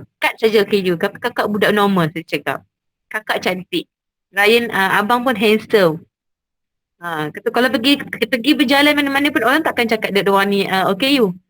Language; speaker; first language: Malay; native; Malay